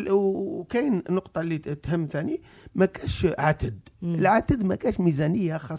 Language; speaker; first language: Arabic; native; Arabic